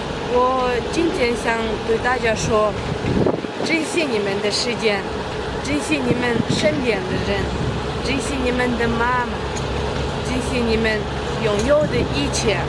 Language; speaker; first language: Chinese; non-native, fluent; Kyrgyz